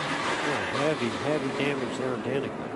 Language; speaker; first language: English; native; English